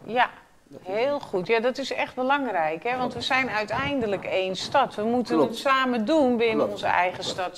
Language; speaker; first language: Dutch; native; Dutch